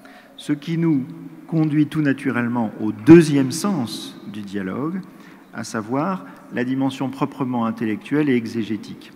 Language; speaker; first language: French; native; French